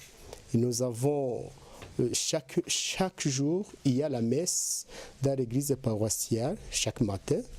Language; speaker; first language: French; non-native, local second language; Kinyarwanda